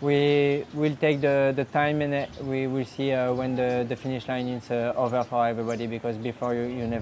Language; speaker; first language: English; non-native, learner; French